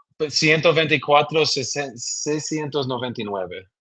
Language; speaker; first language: Spanish; non-native, learner; English